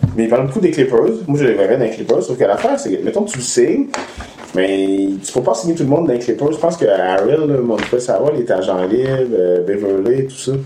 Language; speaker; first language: French; native; French